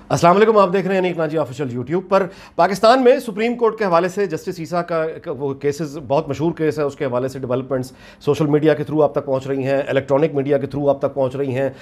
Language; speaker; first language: Urdu; native; Urdu